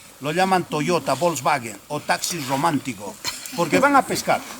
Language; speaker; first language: Spanish; native; Spanish